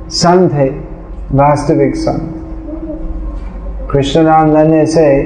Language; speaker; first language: Hindi; non-native, fluent; English